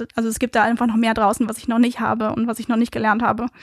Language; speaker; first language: German; native; German